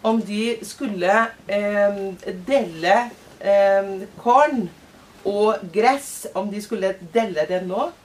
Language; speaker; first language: Norwegian; non-native, fluent; Portuguese